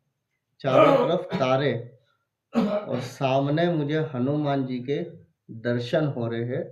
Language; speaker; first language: Hindi; native; Hindi